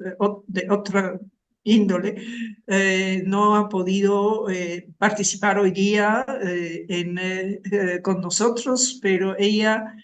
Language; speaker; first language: Spanish; non-native, fluent; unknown